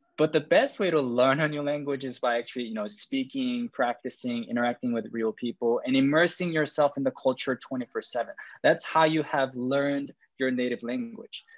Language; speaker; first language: English; non-native, fluent; Korean